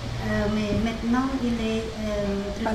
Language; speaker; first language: French; non-native, learner; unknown